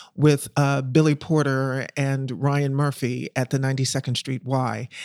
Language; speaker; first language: English; native; English